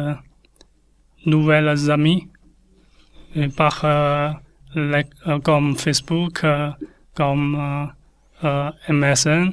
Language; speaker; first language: French; non-native, learner; Chinese